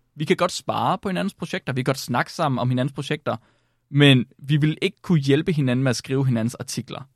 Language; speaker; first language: Danish; native; Danish